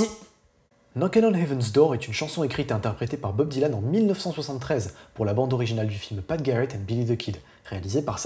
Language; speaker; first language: French; native; French